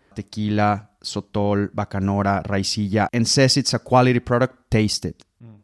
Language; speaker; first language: English; non-native, fluent; Spanish